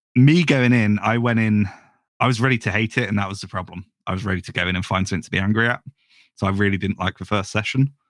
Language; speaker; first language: English; native; English